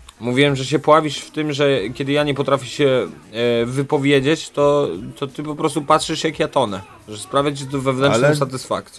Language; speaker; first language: Polish; native; Polish